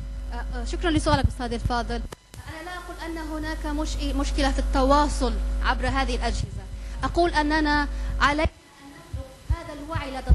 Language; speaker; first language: Arabic; native; Arabic